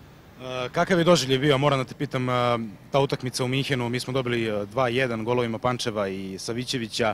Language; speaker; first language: Serbian; native; Serbian